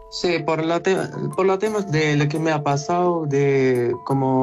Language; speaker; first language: Spanish; non-native, learner; Arabic